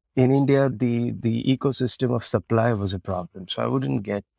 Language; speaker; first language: English; non-native, local second language; Marathi